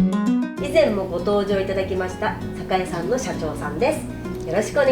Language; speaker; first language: Japanese; native; Japanese